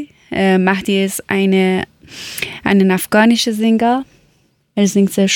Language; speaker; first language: German; non-native, learner; Persian